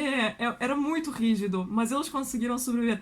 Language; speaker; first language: Portuguese; non-native, fluent; Russian